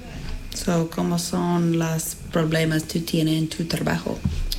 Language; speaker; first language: Spanish; non-native, learner; English